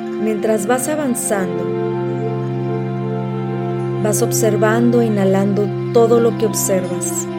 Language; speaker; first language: Spanish; native; Spanish